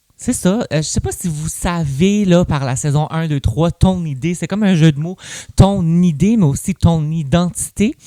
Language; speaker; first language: French; native; French